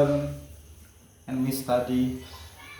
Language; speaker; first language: English; non-native, learner; Indonesian